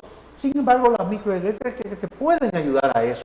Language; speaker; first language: Spanish; native; Spanish